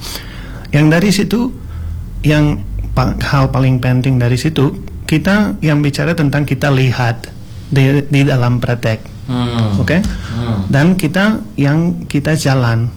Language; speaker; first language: Indonesian; non-native, learner; Spanish